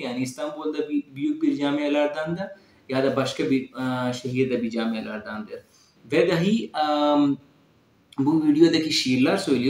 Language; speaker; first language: Turkish; non-native, learner; Urdu